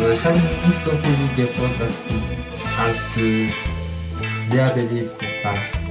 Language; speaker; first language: German; non-native, learner; Japanese